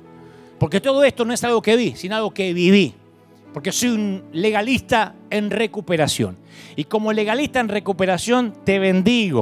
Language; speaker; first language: Spanish; native; Spanish